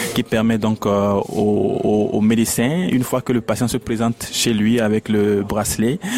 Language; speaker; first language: French; non-native, local second language; Ewe